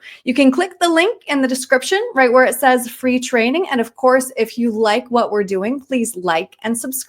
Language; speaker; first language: English; native; English